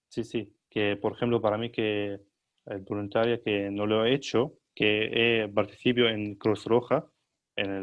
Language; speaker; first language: Spanish; non-native, learner; Arabic